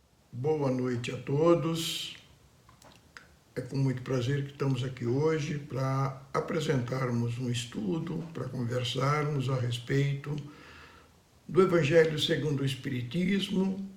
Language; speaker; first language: Portuguese; native; Portuguese